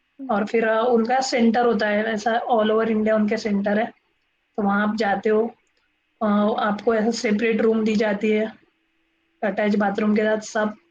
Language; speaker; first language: Hindi; non-native, local second language; Marathi